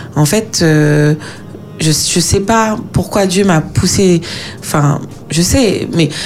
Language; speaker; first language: French; native; French